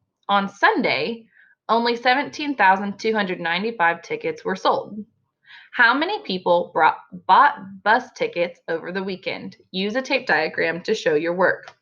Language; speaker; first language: English; native; English